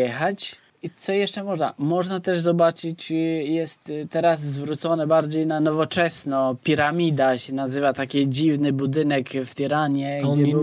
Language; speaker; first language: Polish; non-native, fluent; Albanian